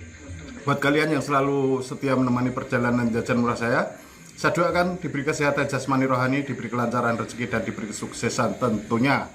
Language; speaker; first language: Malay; non-native, local second language; Javanese